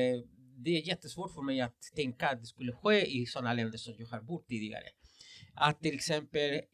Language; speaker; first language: Swedish; non-native, fluent; Spanish